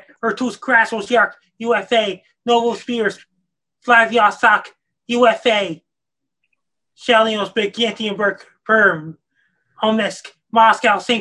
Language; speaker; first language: English; native; English